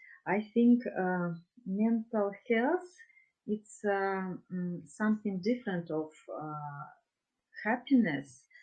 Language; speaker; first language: English; non-native, learner; Russian